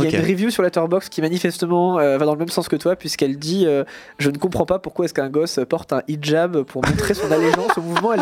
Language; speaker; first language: French; native; French